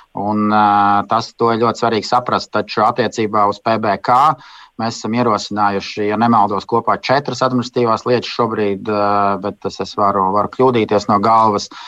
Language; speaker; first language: Latvian; native; Latvian